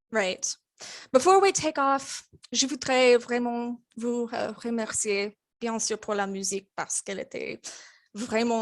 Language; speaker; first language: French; non-native, learner; English